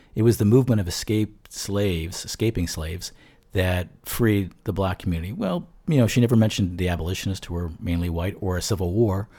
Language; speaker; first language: English; native; English